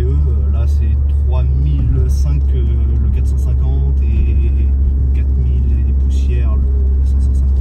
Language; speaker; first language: French; native; French